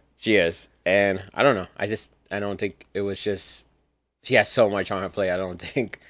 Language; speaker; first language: English; early bilingual, other home language; Spanish